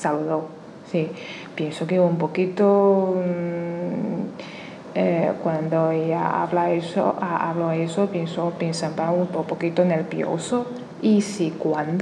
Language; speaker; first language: Spanish; non-native, learner; Chinese